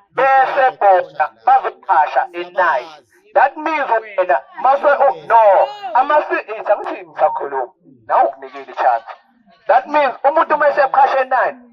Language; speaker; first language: Zulu; native; Zulu